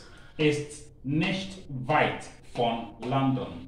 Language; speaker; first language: German; non-native, learner; Akan